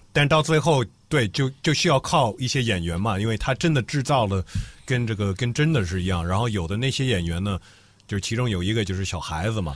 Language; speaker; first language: Chinese; non-native, fluent; English